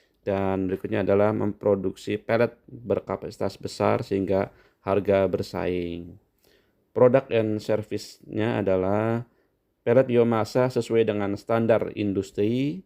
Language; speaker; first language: Indonesian; native; Indonesian